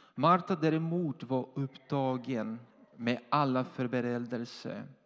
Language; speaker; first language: Swedish; non-native, fluent; Portuguese